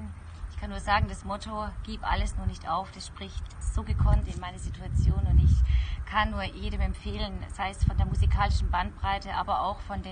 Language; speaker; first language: German; native; German